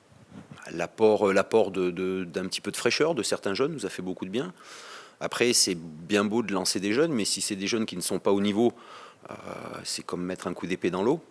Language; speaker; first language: French; native; French